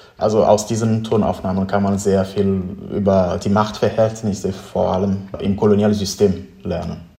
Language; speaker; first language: German; non-native, fluent; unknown